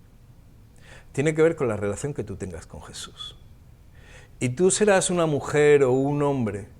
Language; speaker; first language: Spanish; native; Spanish